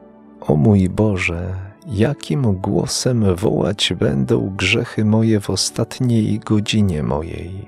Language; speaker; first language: Polish; native; Polish